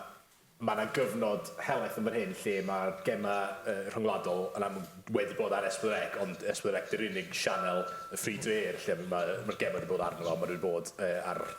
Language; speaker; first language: Welsh; native; Welsh